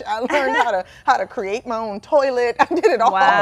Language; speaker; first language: English; native; English